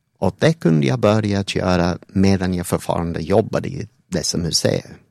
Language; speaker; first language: Swedish; non-native, fluent; English